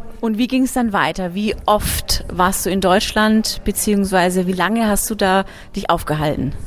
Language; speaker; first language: German; native; German